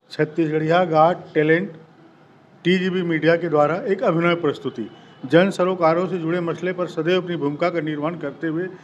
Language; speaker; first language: Hindi; native; Hindi